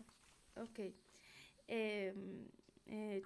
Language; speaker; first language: English; non-native, learner; Spanish